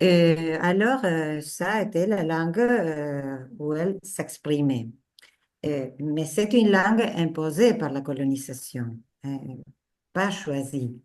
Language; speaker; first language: French; non-native, fluent; Spanish